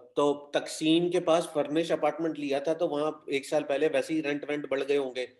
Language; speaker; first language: Urdu; native; Urdu